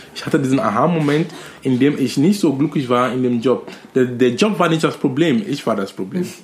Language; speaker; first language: German; non-native, fluent; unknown